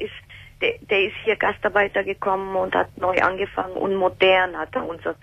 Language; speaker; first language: German; early bilingual, other home language; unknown